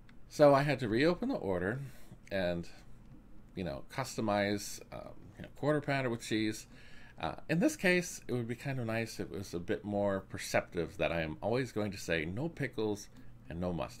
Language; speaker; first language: English; native; English